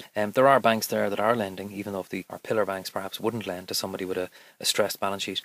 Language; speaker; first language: English; native; English